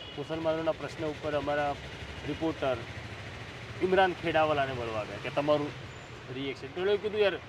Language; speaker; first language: Gujarati; non-native, local second language; Marathi